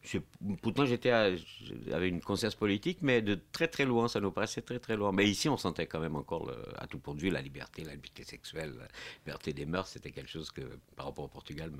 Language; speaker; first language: French; non-native, fluent; Portuguese